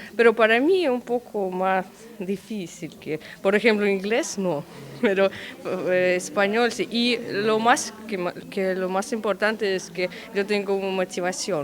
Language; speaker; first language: Spanish; non-native, learner; Russian